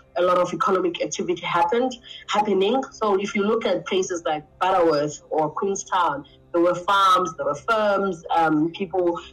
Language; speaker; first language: English; non-native, local second language; Xhosa